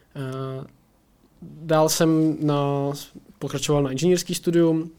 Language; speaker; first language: Czech; native; Czech